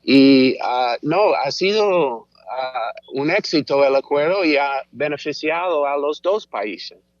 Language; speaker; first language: Spanish; non-native, fluent; English